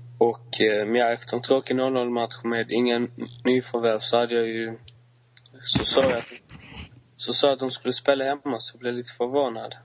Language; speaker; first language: Swedish; native; Swedish